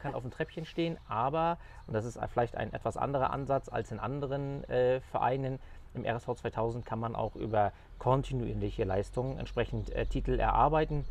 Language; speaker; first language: German; native; German